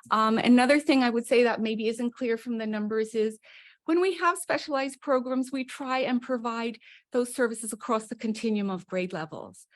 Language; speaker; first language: English; native; English